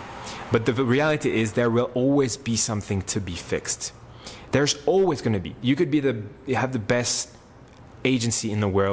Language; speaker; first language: English; non-native, fluent; French